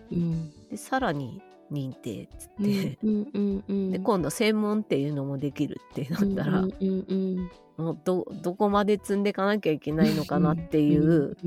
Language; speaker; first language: Japanese; native; Japanese